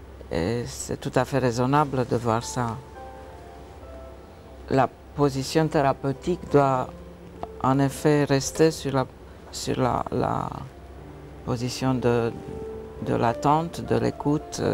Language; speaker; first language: French; non-native, fluent; Romanian